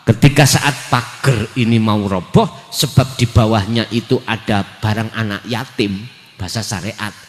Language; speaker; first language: Indonesian; non-native, local second language; Javanese